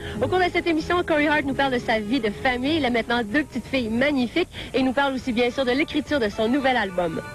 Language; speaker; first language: French; native; French